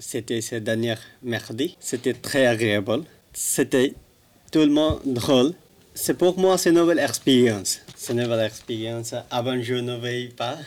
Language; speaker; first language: French; non-native, learner; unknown